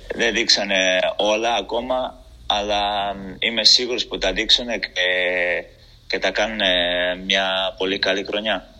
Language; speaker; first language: Greek; non-native, fluent; Portuguese